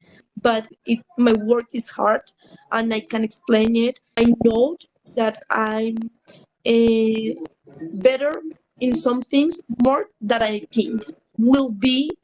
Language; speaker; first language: English; non-native, learner; Spanish